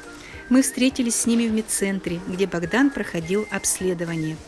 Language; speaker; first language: Russian; native; Russian